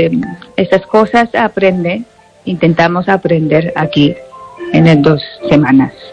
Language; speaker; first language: Spanish; non-native, learner; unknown